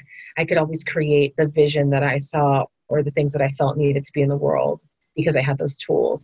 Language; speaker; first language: English; native; English